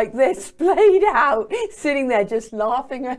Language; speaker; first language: English; native; English